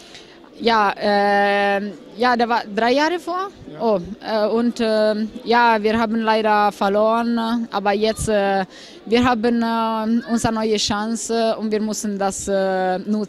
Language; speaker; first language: German; non-native, fluent; Italian